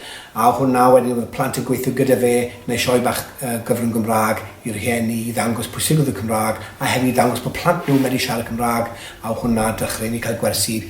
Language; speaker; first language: Welsh; native; Welsh